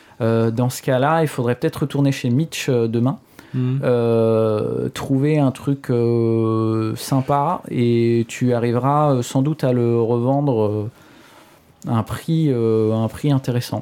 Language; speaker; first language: French; native; French